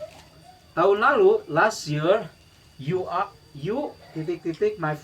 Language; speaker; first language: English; non-native, learner; Sundanese